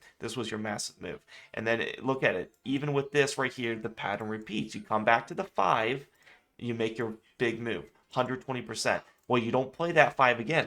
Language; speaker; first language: English; native; English